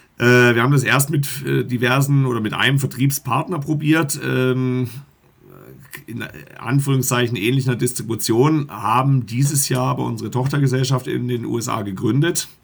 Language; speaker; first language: German; native; German